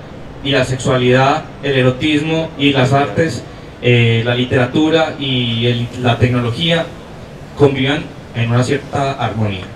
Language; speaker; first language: Spanish; native; Spanish